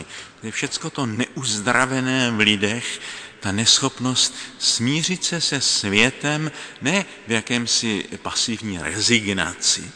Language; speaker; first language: Czech; native; Czech